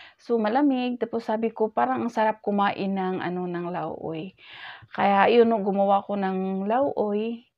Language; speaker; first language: Filipino; non-native, local second language; Cebuano